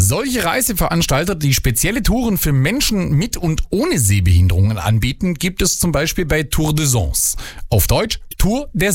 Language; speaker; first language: German; native; German